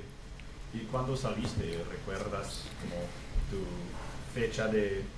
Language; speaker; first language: Spanish; non-native, fluent; English